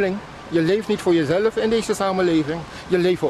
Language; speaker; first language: Dutch; native; Dutch